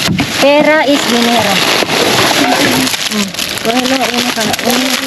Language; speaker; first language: Spanish; non-native, learner; Filipino